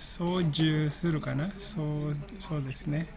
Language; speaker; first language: Japanese; non-native, fluent; Indonesian